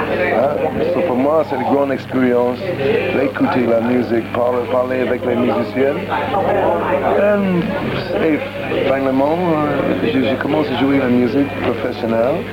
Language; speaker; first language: French; non-native, learner; English